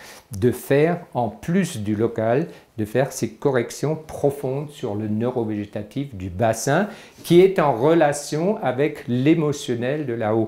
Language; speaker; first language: French; native; French